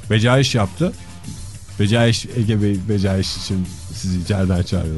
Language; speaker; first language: Turkish; native; Turkish